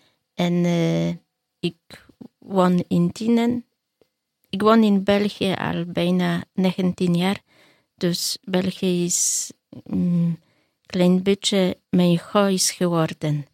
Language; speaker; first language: Dutch; non-native, learner; Polish